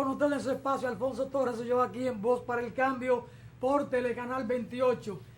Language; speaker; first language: Spanish; native; Spanish